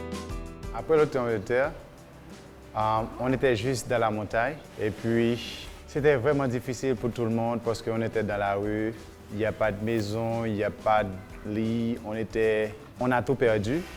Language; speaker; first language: French; non-native, local second language; Haitian Creole